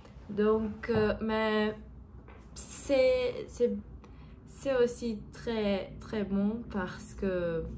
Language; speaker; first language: French; non-native, learner; Portuguese